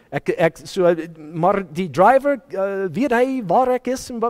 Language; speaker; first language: Afrikaans; non-native, learner; English